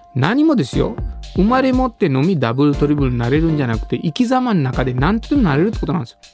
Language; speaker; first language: Japanese; non-native, fluent; Sinhala